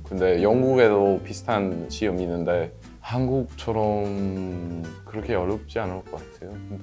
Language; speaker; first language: Korean; non-native, learner; English